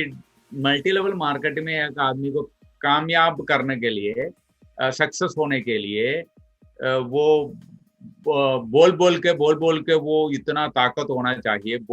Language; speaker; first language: Hindi; non-native, local second language; Malayalam